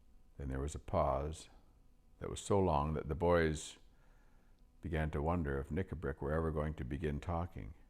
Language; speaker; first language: English; native; English